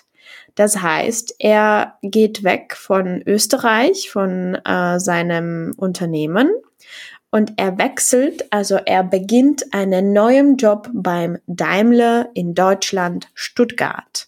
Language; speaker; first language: German; non-native, fluent; Czech